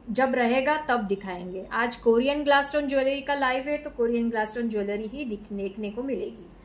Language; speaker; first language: Hindi; non-native, local second language; Marathi